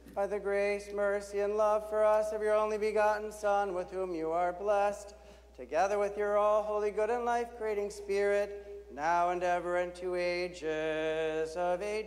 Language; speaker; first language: English; native; English